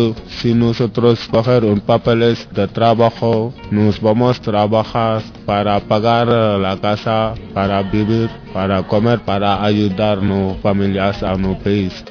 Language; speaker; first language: Spanish; non-native, learner; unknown